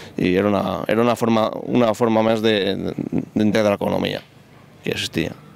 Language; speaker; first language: Catalan; non-native, local second language; Spanish